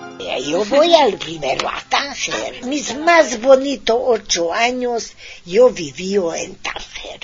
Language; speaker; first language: Spanish; non-native, fluent; Hungarian